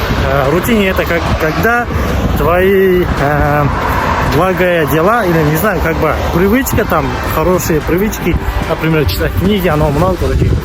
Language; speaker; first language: Russian; non-native, local second language; Kazakh